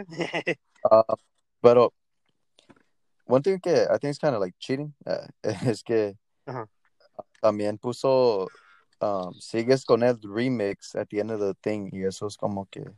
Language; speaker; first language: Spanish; early bilingual, heritage; Spanish